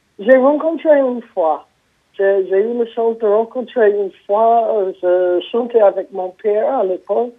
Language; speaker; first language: French; non-native, fluent; English